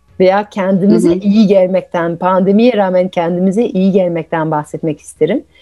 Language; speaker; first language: Turkish; non-native, fluent; French